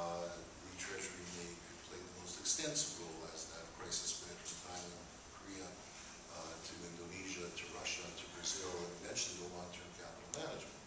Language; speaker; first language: English; native; English